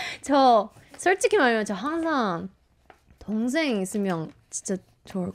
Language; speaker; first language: Korean; non-native, fluent; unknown